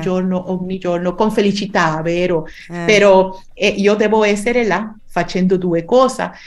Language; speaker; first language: Italian; non-native, learner; Spanish